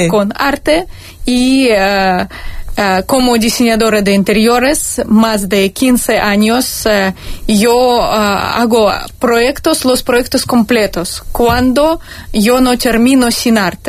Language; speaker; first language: Spanish; non-native, learner; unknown